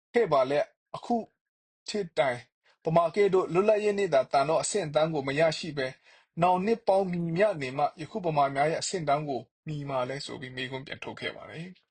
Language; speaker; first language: Burmese; non-native, local second language; Kachin